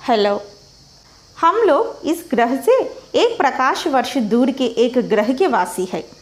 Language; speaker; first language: Hindi; non-native, local second language; Telugu